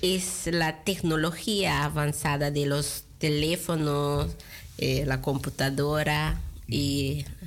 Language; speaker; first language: Spanish; non-native, fluent; Papiamento